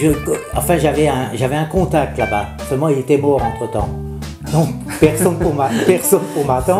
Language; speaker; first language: French; native; French